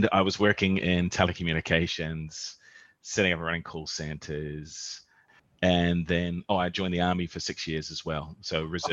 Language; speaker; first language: English; native; English